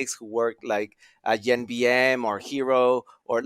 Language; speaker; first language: English; non-native, fluent; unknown